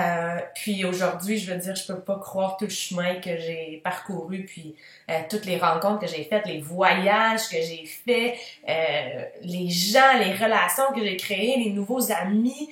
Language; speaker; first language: French; native; French